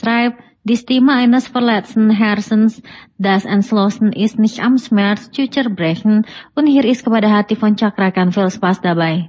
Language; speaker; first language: German; non-native, fluent; Indonesian